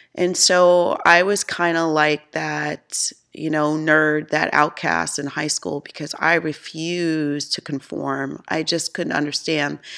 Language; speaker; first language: English; native; English